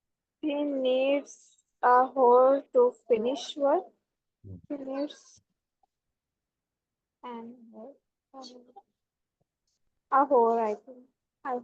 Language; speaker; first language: English; non-native, learner; Urdu